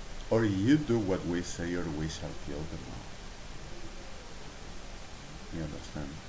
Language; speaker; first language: English; non-native, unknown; Spanish